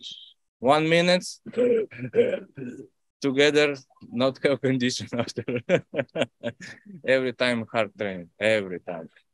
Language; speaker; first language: English; non-native, learner; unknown